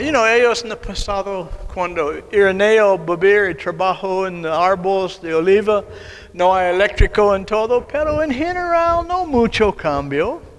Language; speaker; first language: Spanish; non-native, learner; English